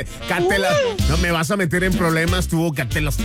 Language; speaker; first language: Spanish; native; Spanish